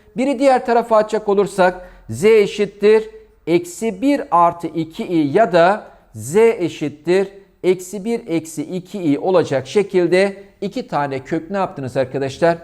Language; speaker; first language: Turkish; native; Turkish